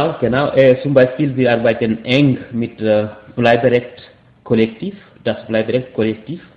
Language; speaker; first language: German; non-native, fluent; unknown